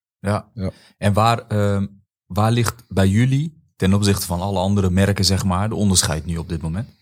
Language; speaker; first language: Dutch; native; Dutch